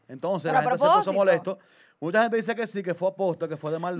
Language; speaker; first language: Spanish; native; Spanish